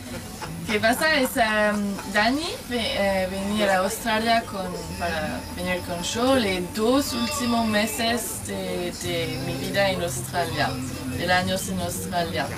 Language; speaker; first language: Spanish; non-native, learner; French